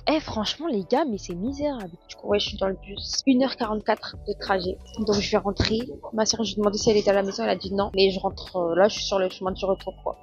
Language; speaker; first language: French; native; French